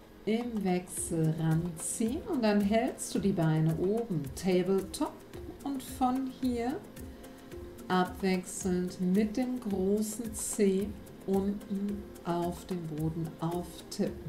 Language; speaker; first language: German; native; German